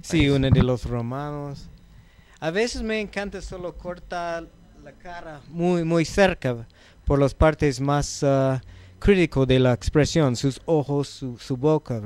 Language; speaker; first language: Spanish; non-native, learner; English